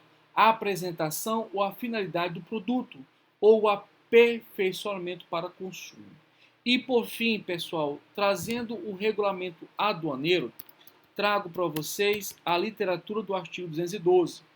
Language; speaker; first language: Portuguese; native; Portuguese